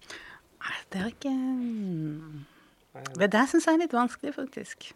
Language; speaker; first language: Norwegian; native; Norwegian